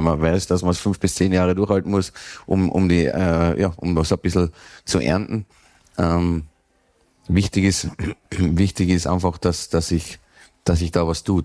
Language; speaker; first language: German; native; German